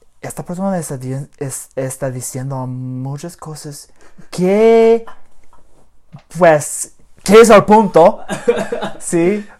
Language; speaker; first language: Spanish; early bilingual, heritage; English